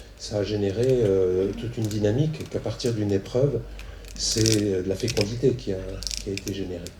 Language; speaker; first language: French; native; French